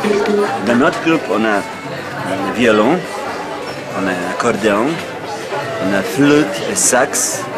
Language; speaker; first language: French; non-native, fluent; Bosnian